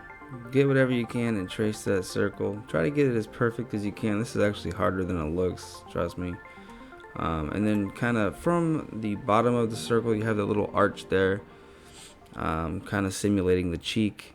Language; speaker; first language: English; native; English